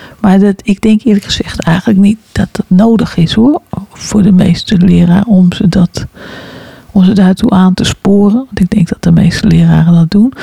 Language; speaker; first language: Dutch; native; Dutch